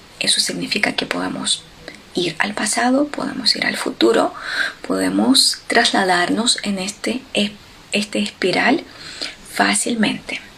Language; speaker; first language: Spanish; non-native, fluent; Ukrainian